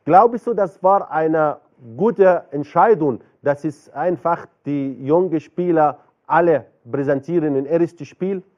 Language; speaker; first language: German; non-native, learner; Arabic